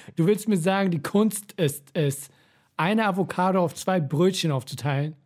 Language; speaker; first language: German; early bilingual, other home language; Persian